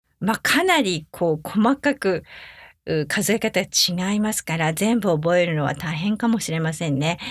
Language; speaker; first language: Japanese; native; Japanese